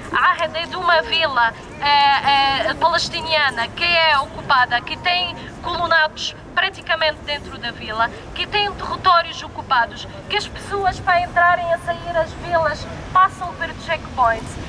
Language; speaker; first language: Portuguese; non-native, fluent; Arabic